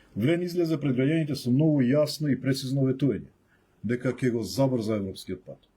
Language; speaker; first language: Macedonian; non-native, local second language; Albanian